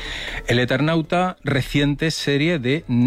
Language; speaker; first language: Spanish; native; Spanish